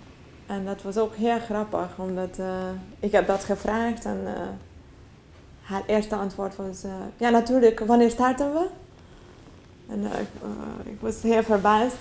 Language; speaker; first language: Dutch; non-native, fluent; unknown